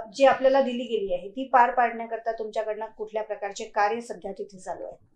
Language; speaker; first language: Marathi; native; Marathi